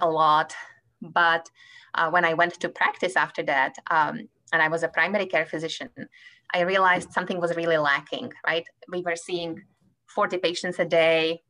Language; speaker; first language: English; non-native, fluent; Czech